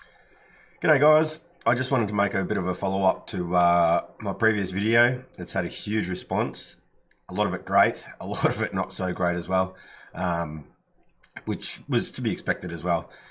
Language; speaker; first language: English; native; English